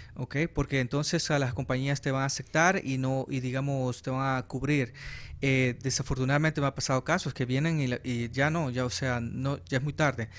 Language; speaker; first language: Spanish; native; Spanish